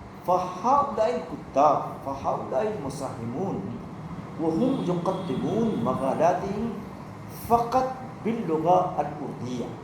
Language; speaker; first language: Arabic; non-native, fluent; Urdu